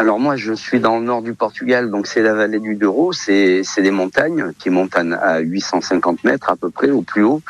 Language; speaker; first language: French; early bilingual, other home language; Portuguese